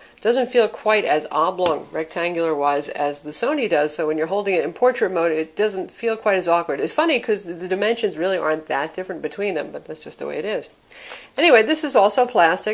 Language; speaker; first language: English; native; English